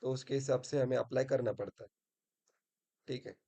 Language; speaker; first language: Hindi; non-native, local second language; Marathi